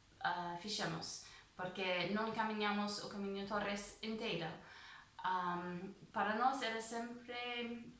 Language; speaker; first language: Portuguese; non-native, fluent; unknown